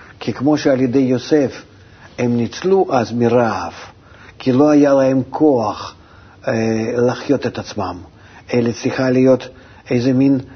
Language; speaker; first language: Hebrew; non-native, fluent; Russian